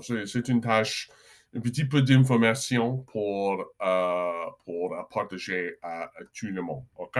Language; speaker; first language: French; non-native, local second language; English